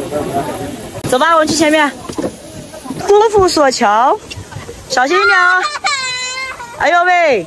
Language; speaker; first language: Chinese; native; Chinese